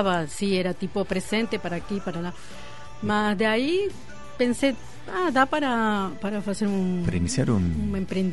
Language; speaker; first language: Portuguese; non-native, fluent; Spanish